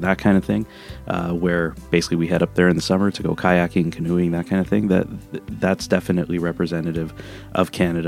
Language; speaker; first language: English; native; English